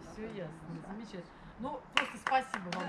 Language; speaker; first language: Russian; native; Russian